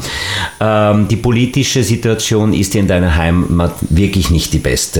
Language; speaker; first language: German; native; German